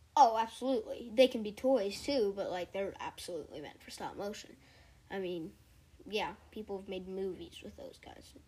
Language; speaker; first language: English; native; English